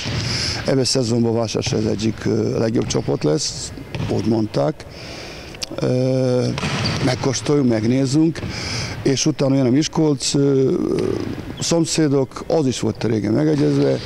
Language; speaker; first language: Hungarian; non-native, fluent; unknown